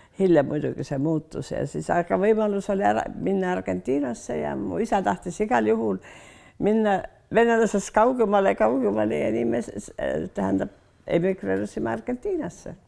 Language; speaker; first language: Estonian; early bilingual, heritage; Estonian